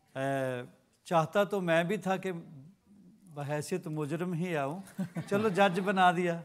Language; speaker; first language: Hindi; native; Hindi